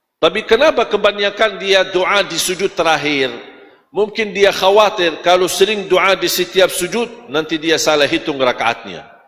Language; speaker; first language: Malay; non-native, fluent; Arabic